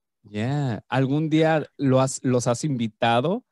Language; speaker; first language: Spanish; native; Spanish